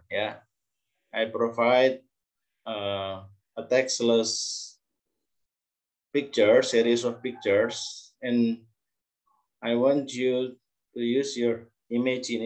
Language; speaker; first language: English; non-native, learner; Indonesian